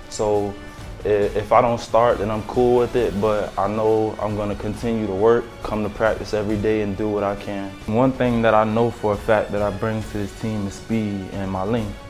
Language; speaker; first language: English; native; English